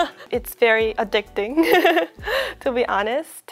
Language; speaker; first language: English; non-native, fluent; Korean